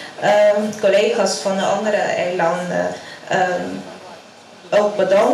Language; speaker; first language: Dutch; non-native, local second language; English